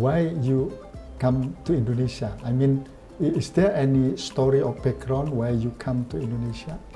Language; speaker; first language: English; non-native, fluent; Indonesian